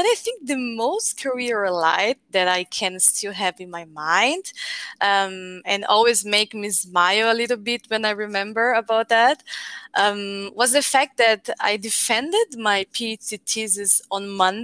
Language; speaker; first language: English; non-native, fluent; Portuguese